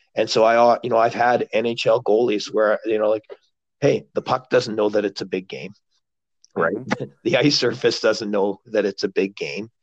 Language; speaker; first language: English; native; English